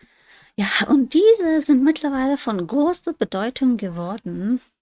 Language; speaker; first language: German; non-native, fluent; English